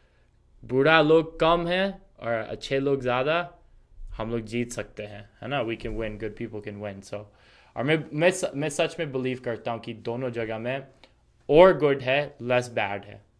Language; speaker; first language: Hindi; non-native, fluent; English